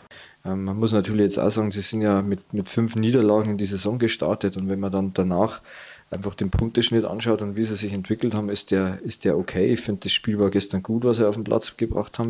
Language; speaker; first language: German; native; German